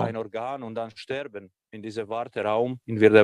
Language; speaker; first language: German; non-native, learner; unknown